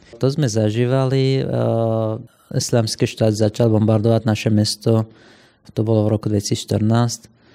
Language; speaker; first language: Slovak; non-native, fluent; Assyrian Neo-Aramaic